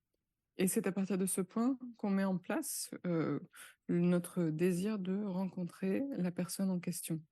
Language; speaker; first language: French; native; French